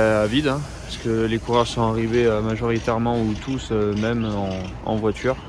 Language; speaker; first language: French; native; French